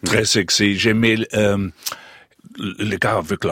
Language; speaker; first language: French; non-native, fluent; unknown